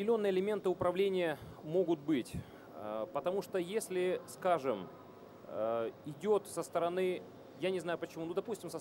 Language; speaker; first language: Russian; native; Russian